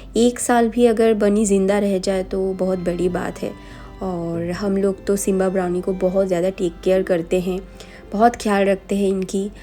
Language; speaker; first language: Hindi; non-native, local second language; Bangla